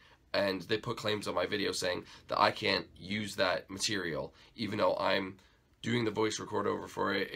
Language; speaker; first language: English; native; English